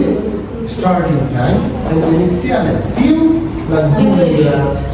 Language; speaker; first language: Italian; non-native, learner; Bangla